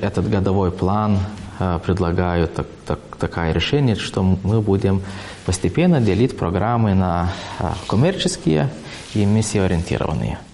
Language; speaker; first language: Russian; non-native, fluent; Lithuanian